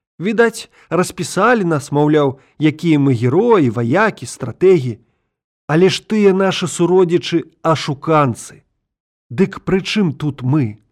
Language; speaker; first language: Belarusian; native; Belarusian